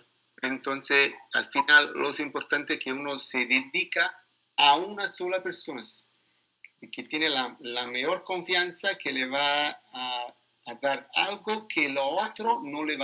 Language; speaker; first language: Spanish; non-native, learner; Italian